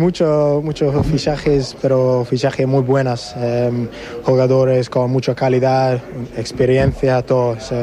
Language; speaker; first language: Spanish; non-native, learner; English